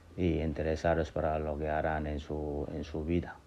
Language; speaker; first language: Spanish; non-native, fluent; Wolof